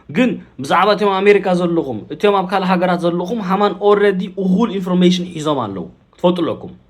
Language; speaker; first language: Tigrinya; early bilingual, heritage; Tigrinya